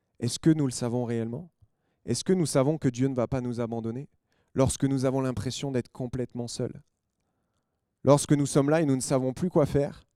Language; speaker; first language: French; native; French